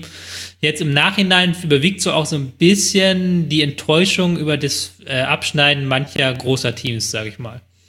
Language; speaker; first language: German; native; German